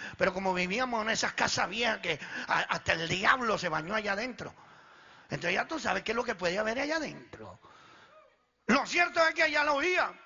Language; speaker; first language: Spanish; early bilingual, other home language; Italian